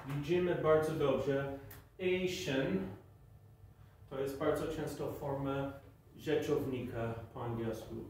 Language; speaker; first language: Polish; non-native, fluent; English